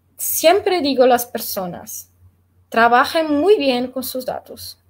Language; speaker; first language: Spanish; non-native, learner; Portuguese